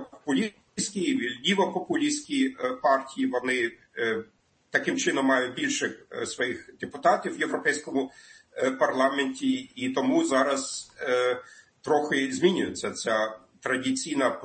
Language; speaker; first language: Ukrainian; non-native, fluent; German